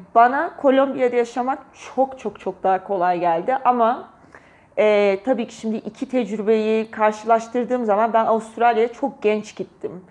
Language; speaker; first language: Turkish; native; Turkish